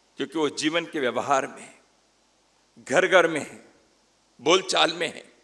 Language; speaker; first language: Hindi; non-native, local second language; Kannada